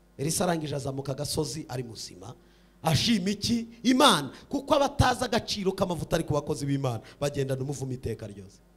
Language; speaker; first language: Kinyarwanda; early bilingual, heritage; Kinyarwanda